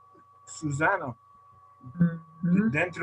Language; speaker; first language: Spanish; non-native, learner; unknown